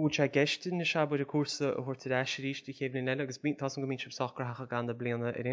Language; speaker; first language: Irish; native; Irish